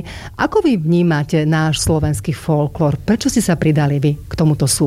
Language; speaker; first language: Slovak; native; Slovak